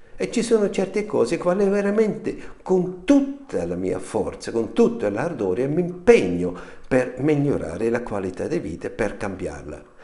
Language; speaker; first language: Italian; non-native, fluent; German